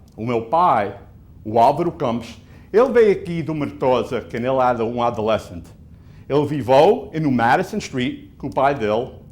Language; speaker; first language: Portuguese; early bilingual, heritage; Portuguese